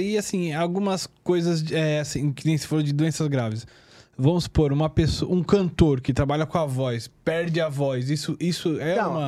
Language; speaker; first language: Portuguese; native; Portuguese